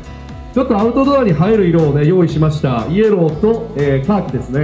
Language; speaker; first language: Japanese; native; Japanese